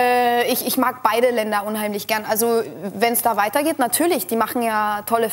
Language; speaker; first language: German; native; German